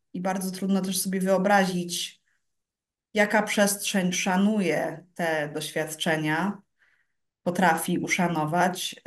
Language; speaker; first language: Polish; early bilingual, heritage; Polish